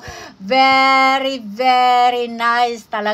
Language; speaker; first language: English; non-native, local second language; Filipino